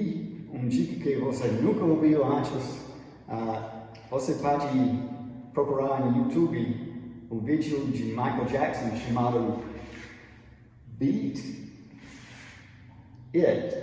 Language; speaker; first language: Portuguese; non-native, fluent; English